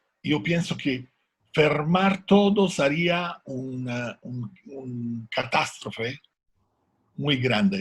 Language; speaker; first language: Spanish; non-native, learner; Italian